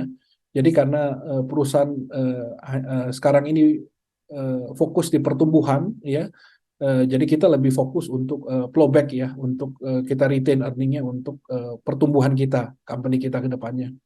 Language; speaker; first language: Indonesian; native; Indonesian